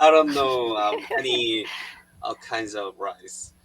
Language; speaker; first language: English; non-native, learner; Korean